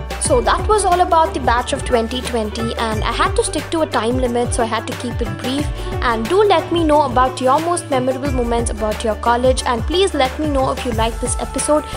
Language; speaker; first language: English; non-native, local second language; Tamil